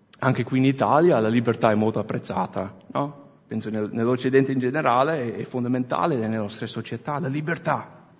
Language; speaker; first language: Italian; non-native, fluent; English